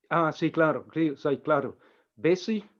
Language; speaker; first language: Spanish; non-native, fluent; Danish